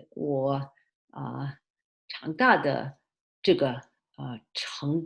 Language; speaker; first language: Chinese; early bilingual, heritage; Chinese